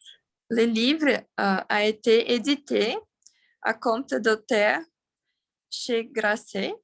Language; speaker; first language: French; non-native, learner; Portuguese